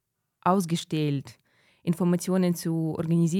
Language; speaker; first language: German; non-native, fluent; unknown